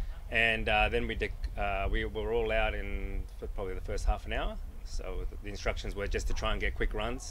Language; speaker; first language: English; native; English